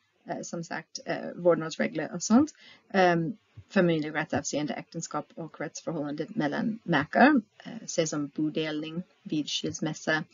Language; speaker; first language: Swedish; non-native, fluent; English